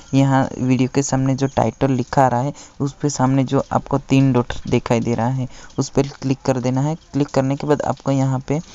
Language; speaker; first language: Hindi; non-native, local second language; Gujarati